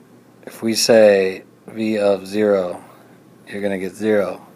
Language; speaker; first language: English; native; English